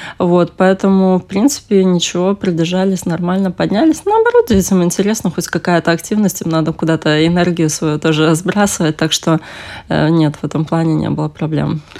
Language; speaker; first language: Russian; native; Russian